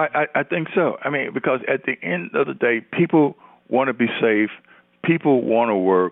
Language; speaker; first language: English; native; English